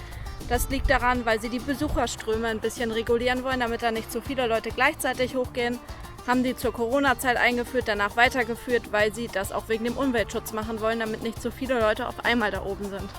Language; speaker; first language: German; native; German